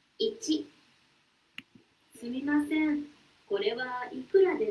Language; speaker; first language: Japanese; non-native, learner; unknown